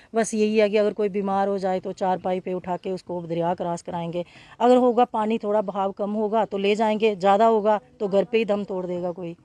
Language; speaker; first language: Hindi; native; Hindi